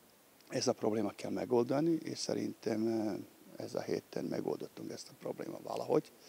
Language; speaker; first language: Hungarian; non-native, learner; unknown